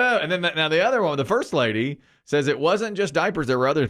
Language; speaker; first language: English; native; English